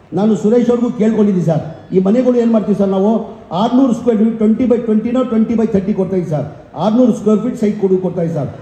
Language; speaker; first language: Kannada; non-native, local second language; Urdu